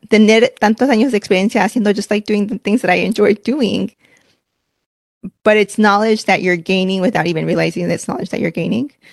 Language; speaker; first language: English; early bilingual, other home language; Spanish